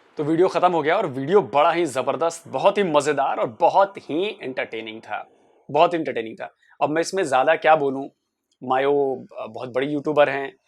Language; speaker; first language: Hindi; native; Hindi